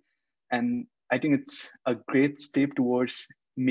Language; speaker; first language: English; non-native, local second language; Nepali